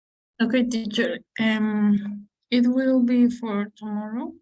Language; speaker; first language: English; non-native, learner; Spanish